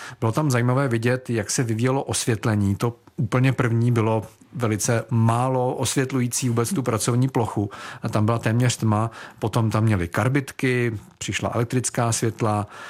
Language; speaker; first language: Czech; native; Czech